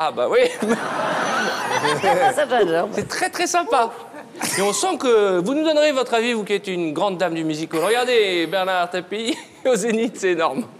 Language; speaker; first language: French; native; French